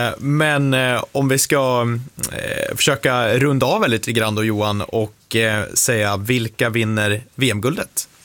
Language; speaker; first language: Swedish; native; Swedish